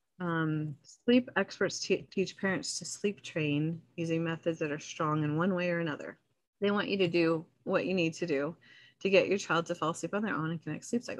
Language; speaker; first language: English; native; English